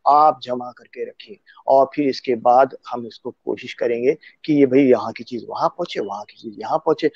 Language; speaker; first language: Urdu; native; Urdu